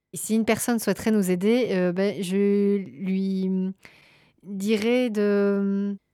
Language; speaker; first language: French; native; French